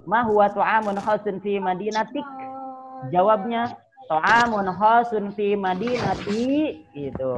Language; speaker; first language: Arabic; non-native, learner; Indonesian